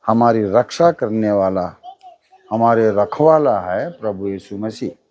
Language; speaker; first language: Hindi; non-native, local second language; Telugu